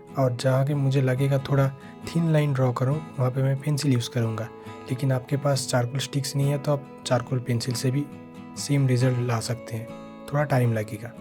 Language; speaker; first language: Hindi; non-native, local second language; Bangla